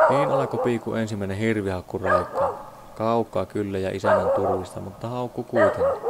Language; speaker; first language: Finnish; native; Finnish